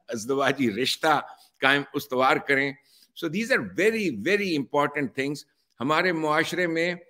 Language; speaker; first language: Urdu; native; Urdu